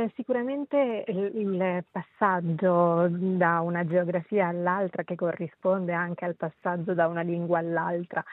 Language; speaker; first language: Italian; early bilingual, other home language; Sinhala